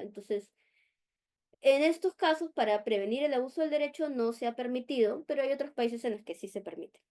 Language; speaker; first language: Spanish; native; Spanish